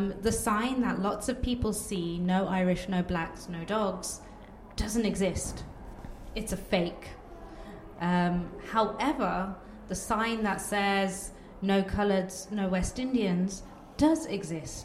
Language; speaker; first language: English; non-native, local second language; Bangla